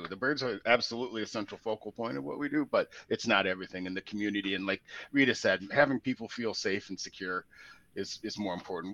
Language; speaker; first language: English; native; English